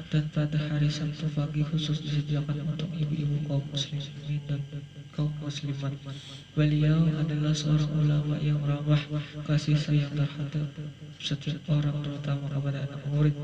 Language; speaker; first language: Indonesian; native; Indonesian